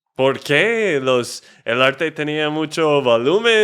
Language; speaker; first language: Spanish; non-native, fluent; English